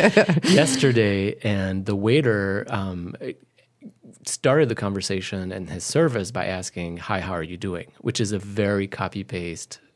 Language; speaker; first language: English; non-native, fluent; French